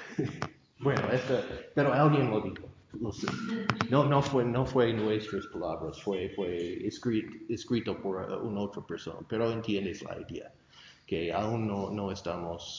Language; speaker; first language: Spanish; non-native, fluent; English